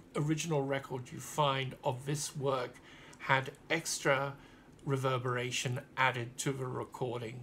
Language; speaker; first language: English; native; English